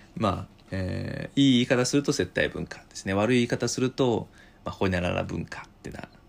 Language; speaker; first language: Japanese; non-native, fluent; Chinese